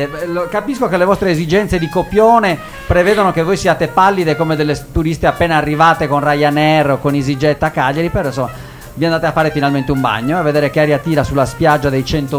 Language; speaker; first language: Italian; native; Italian